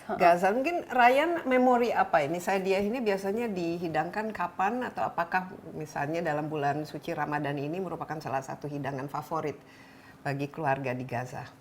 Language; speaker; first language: Indonesian; native; Indonesian